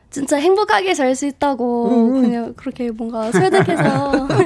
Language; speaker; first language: Korean; non-native, fluent; English